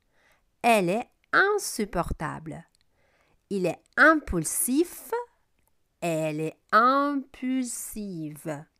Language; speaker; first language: French; non-native, fluent; Italian